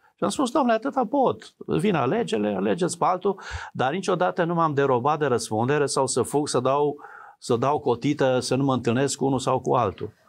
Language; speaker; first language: Romanian; native; Romanian